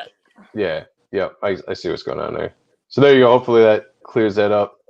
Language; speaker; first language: English; native; English